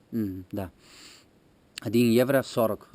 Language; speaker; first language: Russian; non-native, learner; Italian